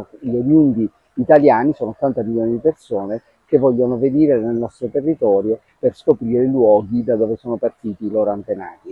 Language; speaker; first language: Italian; native; Italian